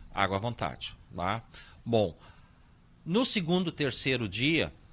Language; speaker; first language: Portuguese; native; Portuguese